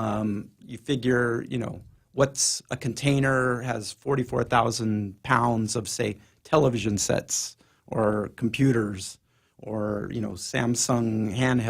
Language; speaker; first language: English; native; English